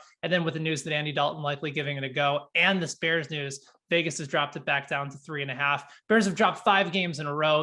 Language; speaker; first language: English; native; English